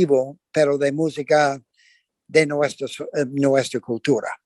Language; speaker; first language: Spanish; non-native, fluent; English